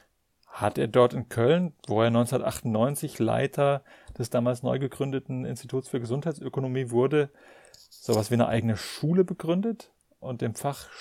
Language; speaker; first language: German; native; German